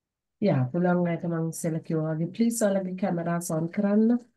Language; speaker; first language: German; non-native, fluent; Sinhala